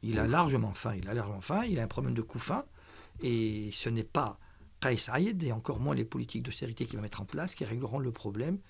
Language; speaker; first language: French; non-native, local second language; Arabic